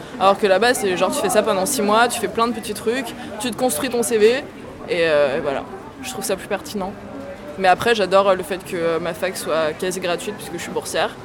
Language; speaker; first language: French; native; French